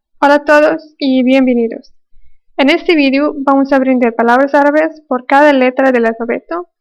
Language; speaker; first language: Spanish; non-native, fluent; Arabic